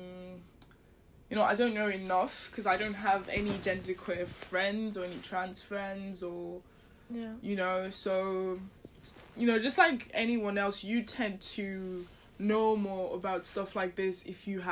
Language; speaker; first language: English; non-native, local second language; Yoruba